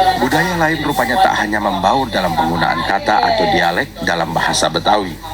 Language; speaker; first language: Indonesian; native; Indonesian